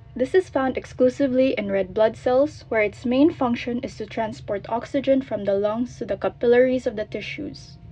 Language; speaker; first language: English; non-native, local second language; Filipino